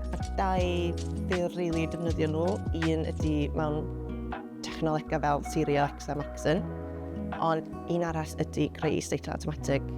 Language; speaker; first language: Welsh; non-native, local second language; English